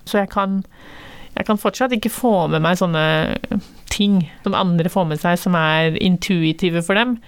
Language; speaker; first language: Norwegian; early bilingual, other home language; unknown